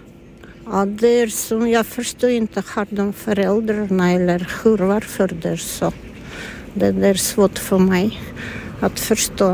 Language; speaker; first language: Swedish; non-native, learner; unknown